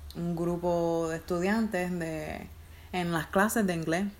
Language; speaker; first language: Spanish; early bilingual, heritage; Spanish